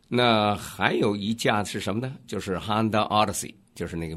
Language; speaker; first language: Chinese; native; Chinese